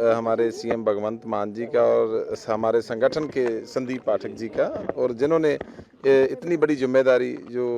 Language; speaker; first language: Hindi; non-native, local second language; Punjabi